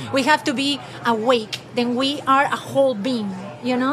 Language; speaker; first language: English; non-native, fluent; Spanish